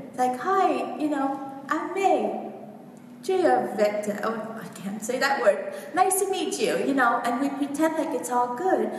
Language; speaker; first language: English; non-native, fluent; Vietnamese